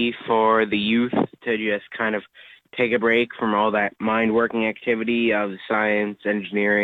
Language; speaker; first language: English; native; English